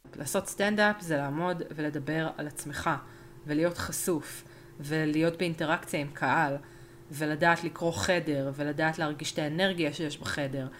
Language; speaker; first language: Hebrew; early bilingual, other home language; Spanish